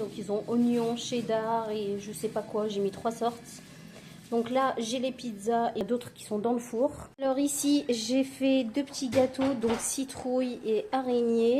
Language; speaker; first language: French; native; French